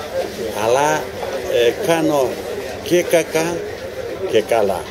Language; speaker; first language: Greek; non-native, learner; Ukrainian